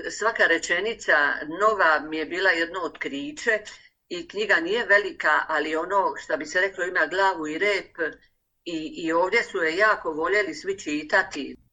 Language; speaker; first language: Croatian; native; Croatian